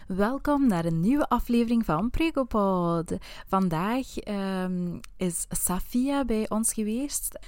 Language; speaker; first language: Dutch; native; Dutch